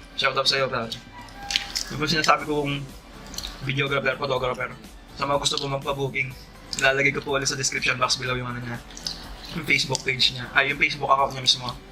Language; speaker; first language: Filipino; native; Filipino